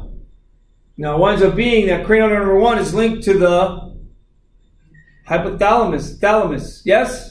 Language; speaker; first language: English; native; English